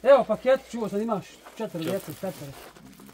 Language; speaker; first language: Bosnian; native; Bosnian